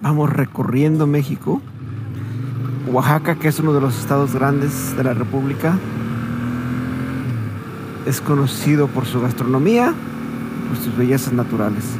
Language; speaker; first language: Spanish; native; Spanish